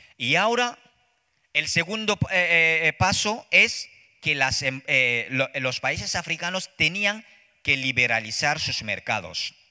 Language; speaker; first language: Spanish; non-native, fluent; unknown